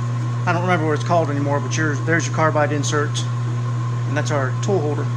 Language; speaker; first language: English; native; English